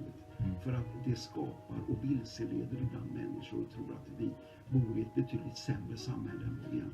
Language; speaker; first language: Swedish; native; Swedish